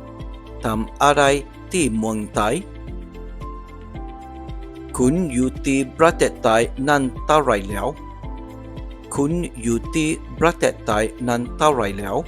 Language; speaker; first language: Thai; non-native, learner; English